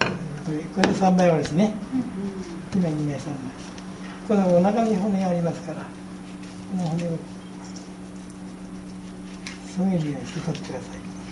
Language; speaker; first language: Japanese; native; Japanese